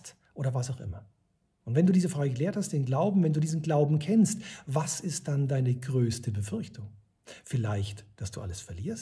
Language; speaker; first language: German; native; German